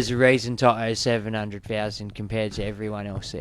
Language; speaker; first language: English; native; English